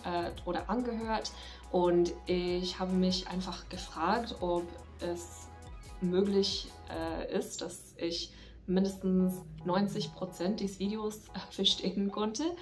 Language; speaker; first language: German; non-native, fluent; English